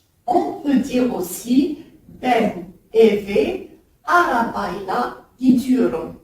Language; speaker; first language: Turkish; non-native, learner; French